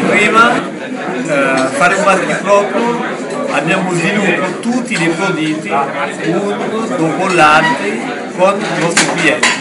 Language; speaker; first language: Italian; non-native, fluent; French